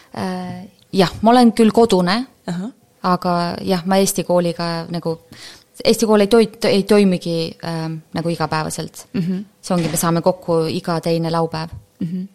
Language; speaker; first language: Estonian; native; Estonian